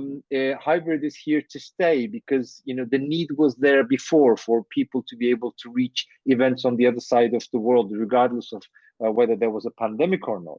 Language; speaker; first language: English; non-native, fluent; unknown